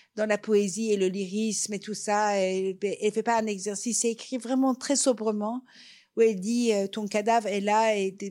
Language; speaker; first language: French; non-native, fluent; Persian